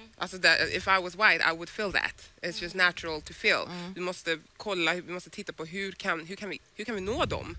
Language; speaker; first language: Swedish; early bilingual, other home language; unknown